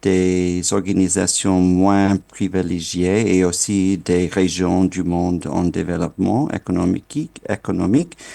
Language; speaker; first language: French; non-native, fluent; English